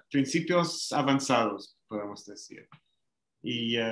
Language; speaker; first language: Spanish; non-native, fluent; English